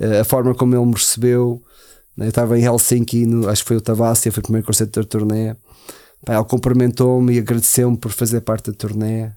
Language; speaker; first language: Portuguese; early bilingual, heritage; Portuguese